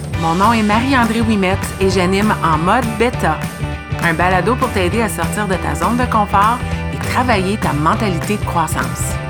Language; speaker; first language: French; native; French